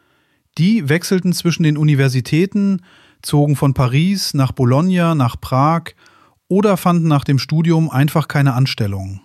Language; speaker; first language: German; native; German